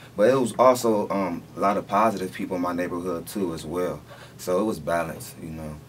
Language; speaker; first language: English; native; English